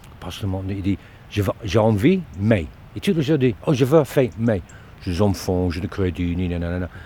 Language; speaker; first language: French; non-native, learner; English